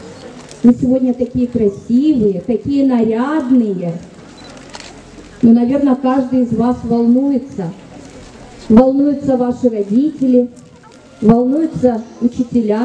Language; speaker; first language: Russian; non-native, local second language; Gagauz